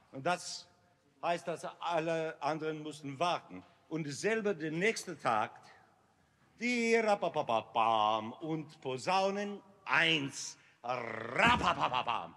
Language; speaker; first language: German; non-native, learner; English